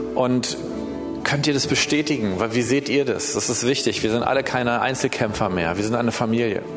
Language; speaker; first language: German; native; German